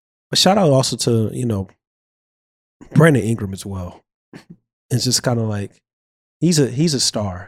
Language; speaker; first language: English; native; English